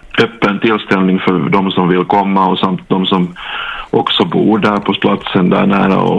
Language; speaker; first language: Swedish; native; Swedish